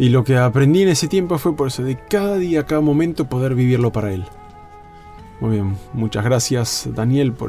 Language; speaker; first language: Spanish; native; Spanish